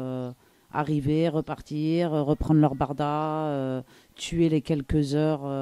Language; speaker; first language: French; native; French